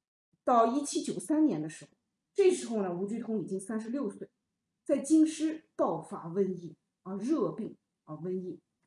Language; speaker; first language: Chinese; native; Chinese